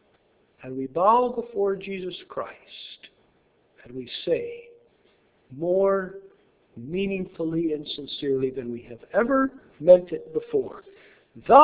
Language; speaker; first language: English; native; English